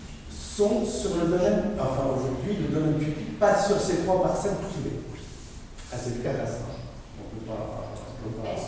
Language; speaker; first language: French; native; French